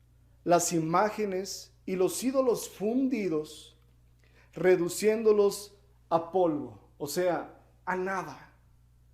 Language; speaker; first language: Spanish; native; Spanish